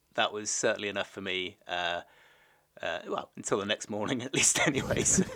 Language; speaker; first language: English; native; English